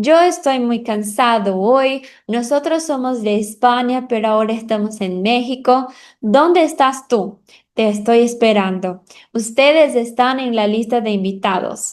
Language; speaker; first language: Spanish; non-native, fluent; Portuguese